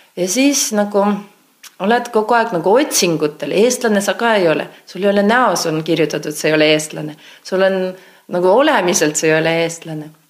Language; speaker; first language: Estonian; non-native, local second language; Russian